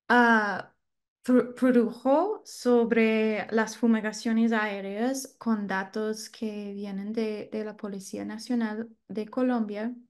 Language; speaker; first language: Spanish; non-native, learner; English